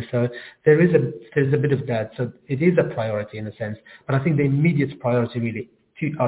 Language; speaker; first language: English; non-native, fluent; Arabic